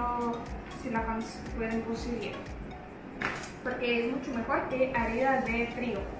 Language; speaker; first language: Spanish; non-native, fluent; Russian